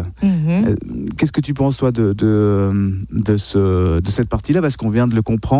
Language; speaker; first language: French; native; French